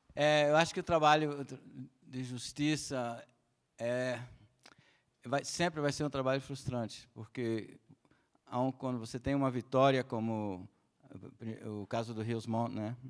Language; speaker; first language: Portuguese; non-native, fluent; Spanish